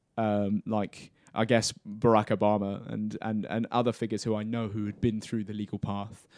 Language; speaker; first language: English; native; English